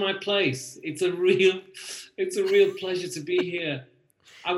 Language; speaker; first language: English; native; English